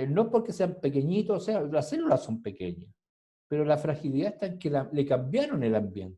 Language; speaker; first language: Spanish; native; Spanish